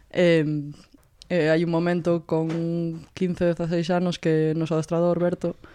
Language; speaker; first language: Galician; native; Galician